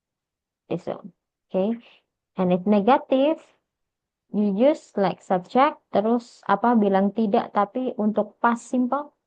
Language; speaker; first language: English; non-native, fluent; Indonesian